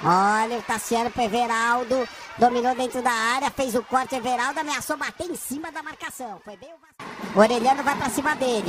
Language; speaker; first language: Portuguese; native; Portuguese